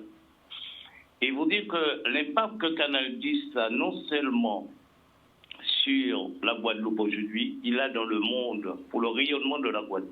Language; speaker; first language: French; native; French